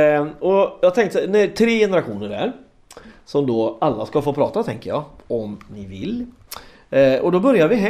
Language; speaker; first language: Swedish; native; Swedish